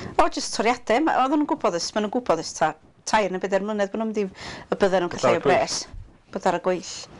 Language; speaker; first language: Welsh; native; Welsh